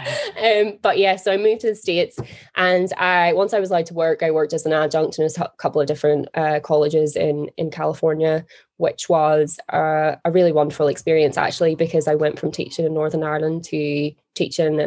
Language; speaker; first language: English; native; English